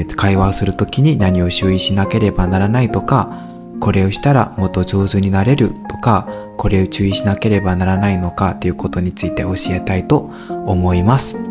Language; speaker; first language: Japanese; non-native, learner; Burmese